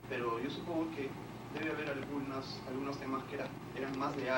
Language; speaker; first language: Spanish; native; Spanish